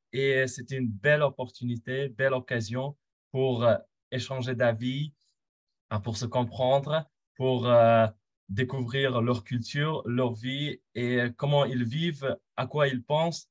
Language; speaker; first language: French; non-native, fluent; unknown